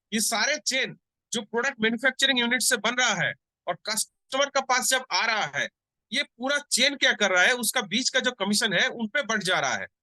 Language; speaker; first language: Hindi; non-native, local second language; Bangla